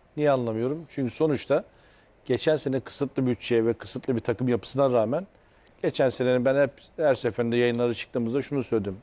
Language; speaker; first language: Turkish; native; Turkish